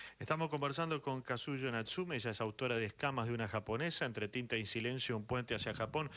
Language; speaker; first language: Spanish; native; Spanish